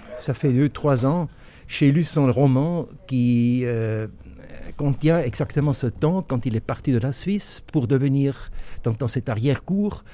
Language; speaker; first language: French; non-native, local second language; German